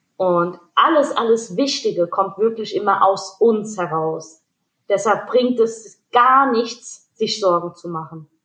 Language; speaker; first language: German; early bilingual, other home language; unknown